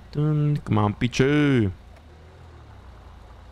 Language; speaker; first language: Dutch; native; Dutch